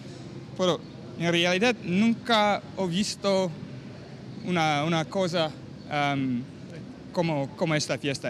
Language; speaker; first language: Spanish; non-native, learner; English